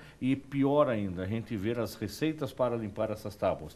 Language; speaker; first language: Portuguese; native; Portuguese